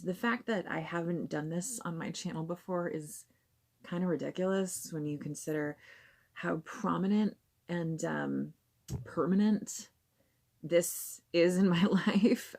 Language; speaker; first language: English; native; English